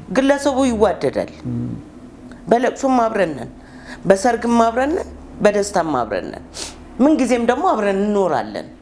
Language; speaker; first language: Amharic; native; Amharic